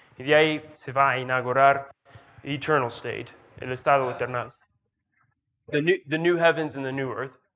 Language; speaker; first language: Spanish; non-native, learner; English